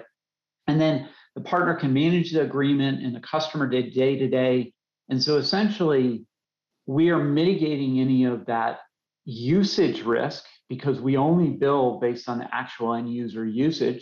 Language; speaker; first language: English; native; English